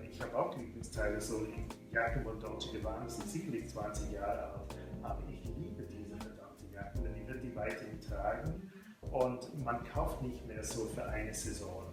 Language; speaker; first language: German; non-native, fluent; English